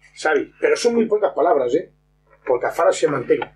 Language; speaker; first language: Spanish; non-native, local second language; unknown